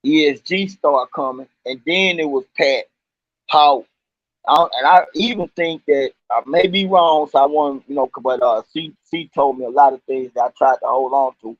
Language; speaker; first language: English; native; English